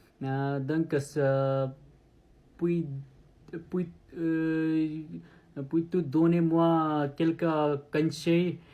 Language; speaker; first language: French; non-native, learner; Nepali